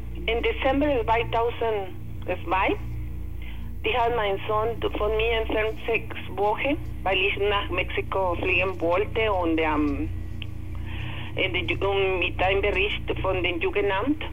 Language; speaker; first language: German; non-native, learner; Spanish